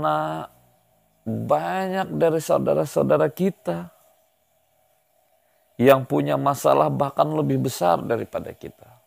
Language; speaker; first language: Indonesian; native; Indonesian